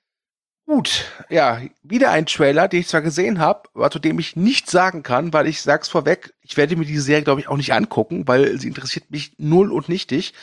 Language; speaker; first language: German; native; German